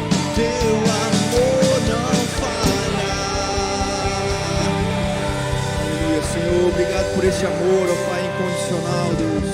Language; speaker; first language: Portuguese; native; Portuguese